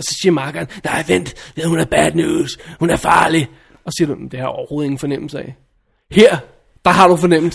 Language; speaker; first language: Danish; native; Danish